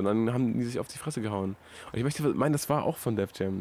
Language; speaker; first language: German; native; German